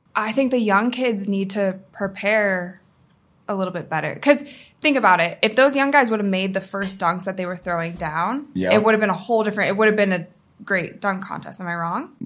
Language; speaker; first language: English; native; English